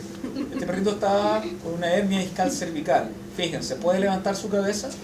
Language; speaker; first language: Spanish; native; Spanish